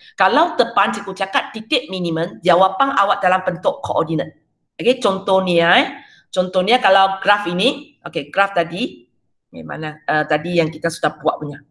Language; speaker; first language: Malay; non-native, local second language; Chinese